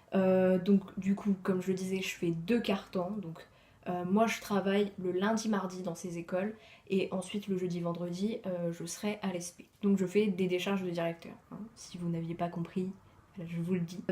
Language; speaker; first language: French; native; French